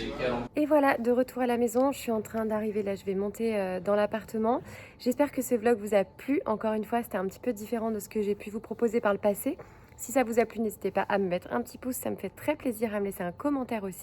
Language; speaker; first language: French; native; French